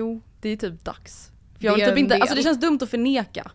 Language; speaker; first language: Swedish; native; Swedish